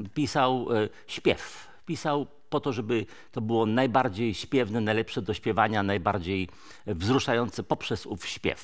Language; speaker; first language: Polish; native; Polish